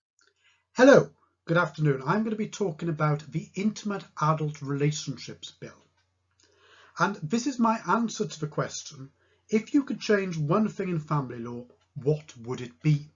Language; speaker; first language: English; native; English